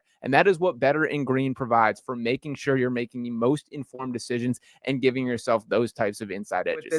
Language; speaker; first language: English; native; English